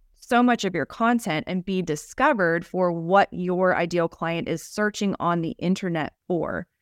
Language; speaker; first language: English; native; English